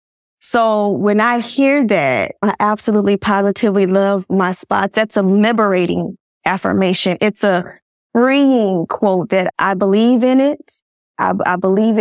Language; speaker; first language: English; native; English